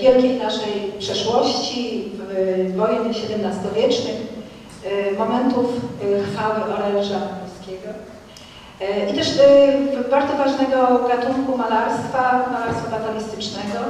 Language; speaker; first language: Polish; native; Polish